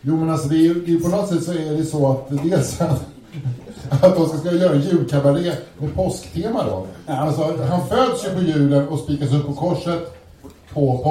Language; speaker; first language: Swedish; native; Swedish